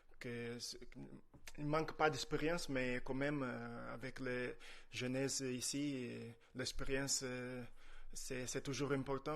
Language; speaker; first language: French; non-native, fluent; Portuguese